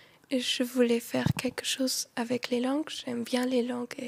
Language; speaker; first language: French; non-native, local second language; Luxembourgish